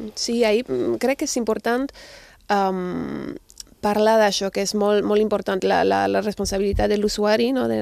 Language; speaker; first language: Catalan; non-native, fluent; German